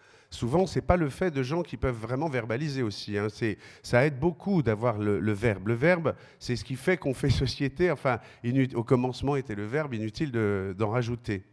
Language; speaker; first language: French; native; French